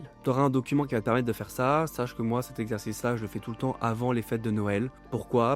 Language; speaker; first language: French; native; French